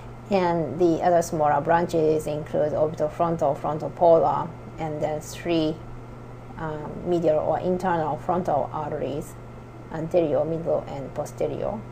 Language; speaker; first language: English; non-native, fluent; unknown